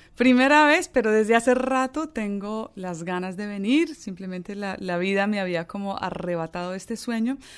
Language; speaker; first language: Spanish; early bilingual, other home language; English